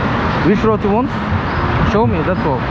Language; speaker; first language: English; non-native, learner; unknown